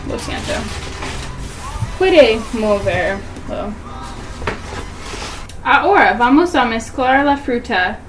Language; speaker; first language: Spanish; non-native, learner; English